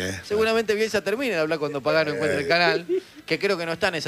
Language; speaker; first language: Spanish; native; Spanish